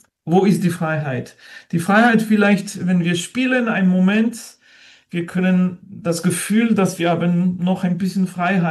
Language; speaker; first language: German; non-native, fluent; French